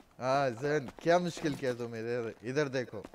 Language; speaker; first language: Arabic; non-native, learner; Urdu